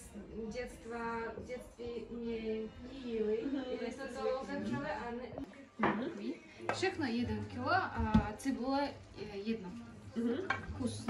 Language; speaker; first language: Czech; non-native, learner; Kara-Kalpak